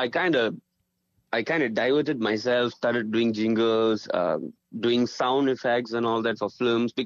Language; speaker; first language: English; non-native, local second language; Tamil